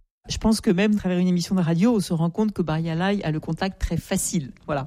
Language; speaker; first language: French; native; French